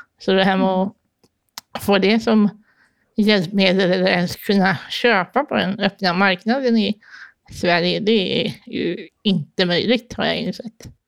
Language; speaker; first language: Swedish; native; Swedish